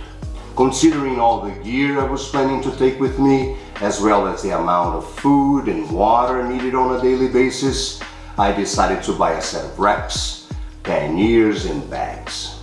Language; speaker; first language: English; non-native, fluent; Portuguese